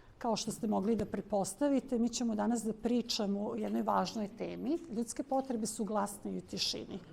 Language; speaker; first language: Bosnian; non-native, local second language; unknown